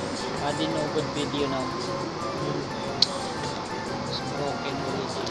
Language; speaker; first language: English; non-native, local second language; Filipino